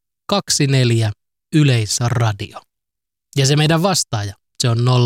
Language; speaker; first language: Finnish; native; Finnish